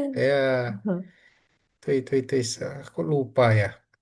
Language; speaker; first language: Chinese; non-native, learner; Indonesian